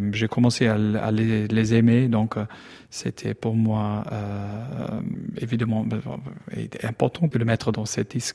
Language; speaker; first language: French; non-native, learner; German